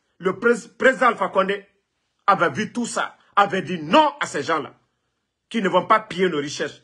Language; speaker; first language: French; non-native, local second language; Mandingo